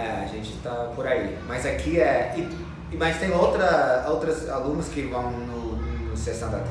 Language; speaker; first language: Portuguese; non-native, fluent; English